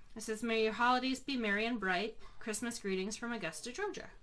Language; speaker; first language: English; native; English